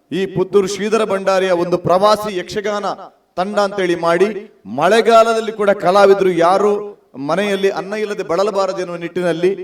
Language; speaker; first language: Kannada; non-native, local second language; Tulu